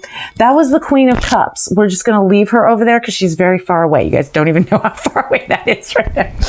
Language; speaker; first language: English; native; English